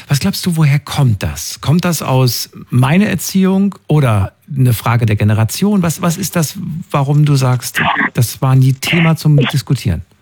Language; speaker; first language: German; native; German